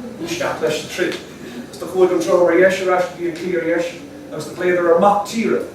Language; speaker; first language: Irish; non-native, local second language; English